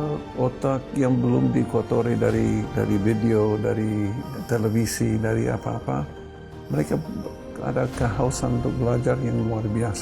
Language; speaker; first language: Indonesian; non-native, fluent; English